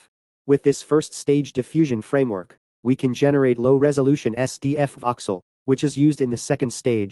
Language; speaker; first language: English; non-native, fluent; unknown